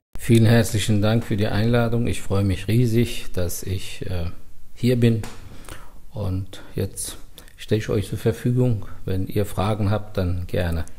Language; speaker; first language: German; non-native, fluent; Persian